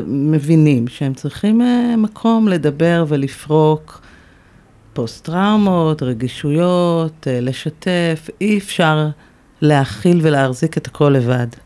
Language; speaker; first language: Hebrew; native; Hebrew